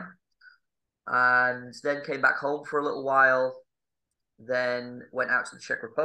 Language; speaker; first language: English; native; English